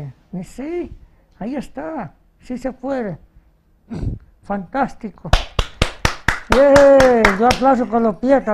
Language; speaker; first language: Spanish; early bilingual, heritage; Spanish